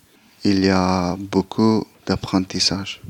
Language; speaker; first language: French; non-native, learner; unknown